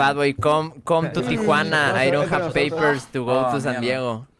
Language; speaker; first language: English; non-native, learner; Spanish